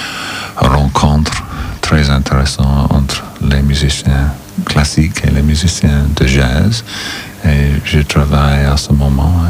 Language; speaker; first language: French; non-native, learner; English